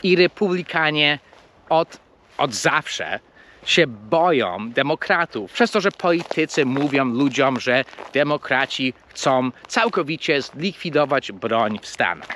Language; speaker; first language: Polish; non-native, fluent; English